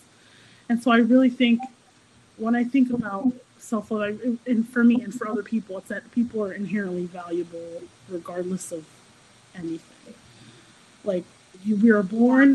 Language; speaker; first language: English; native; English